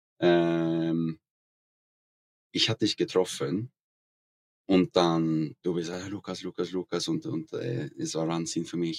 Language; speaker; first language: German; non-native, learner; Norwegian